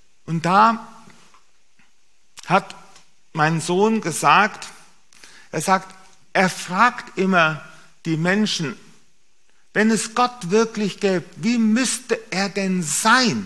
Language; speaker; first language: German; native; German